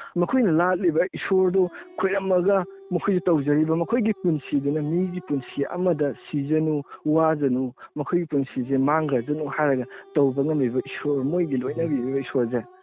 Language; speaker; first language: Manipuri; native; Manipuri